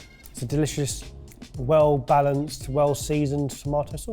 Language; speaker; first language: English; native; English